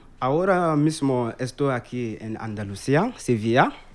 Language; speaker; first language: Spanish; non-native, learner; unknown